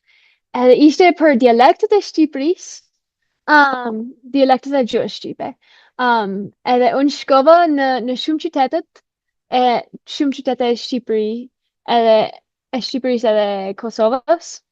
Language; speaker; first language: Albanian; non-native, fluent; English